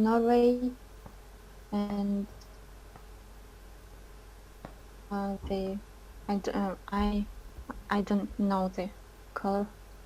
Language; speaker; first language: English; non-native, learner; Russian